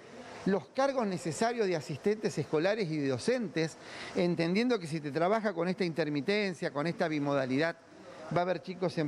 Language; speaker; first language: Spanish; native; Spanish